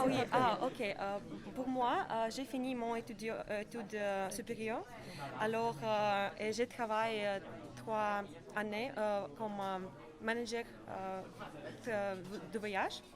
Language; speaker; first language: French; non-native, learner; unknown